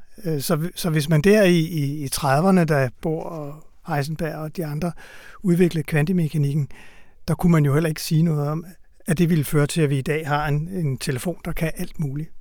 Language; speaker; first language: Danish; native; Danish